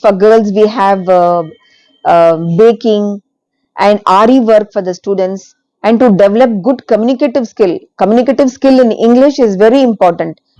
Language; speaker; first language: English; non-native, local second language; Tamil